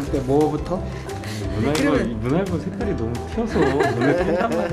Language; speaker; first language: Korean; native; Korean